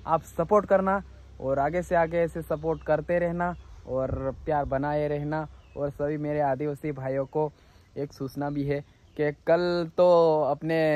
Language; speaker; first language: Hindi; non-native, local second language; Gujarati